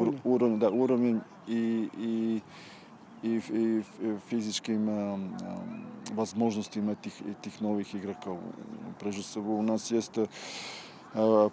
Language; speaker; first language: Russian; non-native, fluent; Serbian